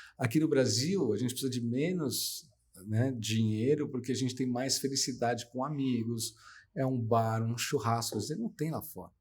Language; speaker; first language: Portuguese; native; Portuguese